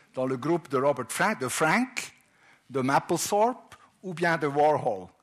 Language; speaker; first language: French; non-native, local second language; German